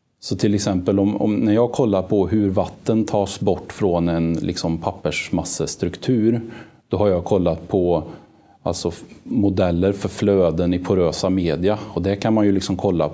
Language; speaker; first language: Swedish; native; Swedish